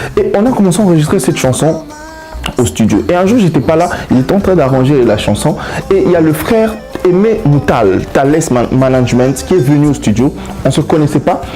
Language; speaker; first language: French; non-native, local second language; Lingala